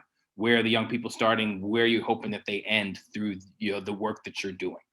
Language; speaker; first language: English; native; English